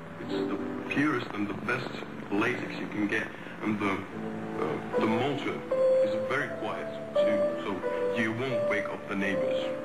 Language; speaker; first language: English; non-native, fluent; Finnish